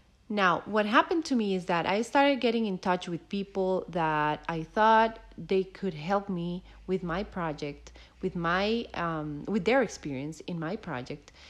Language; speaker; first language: English; non-native, fluent; Spanish